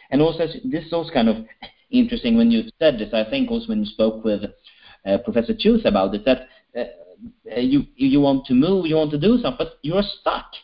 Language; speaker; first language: English; non-native, fluent; Swedish